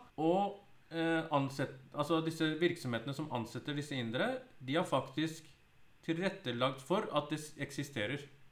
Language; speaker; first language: Norwegian; early bilingual, other home language; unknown